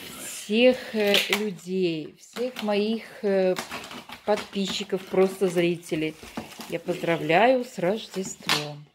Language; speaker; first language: Russian; native; Russian